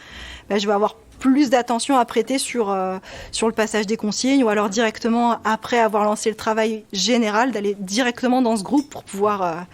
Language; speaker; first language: French; native; French